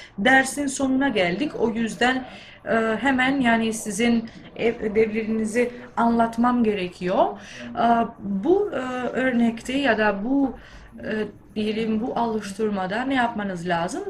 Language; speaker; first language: Turkish; non-native, fluent; Albanian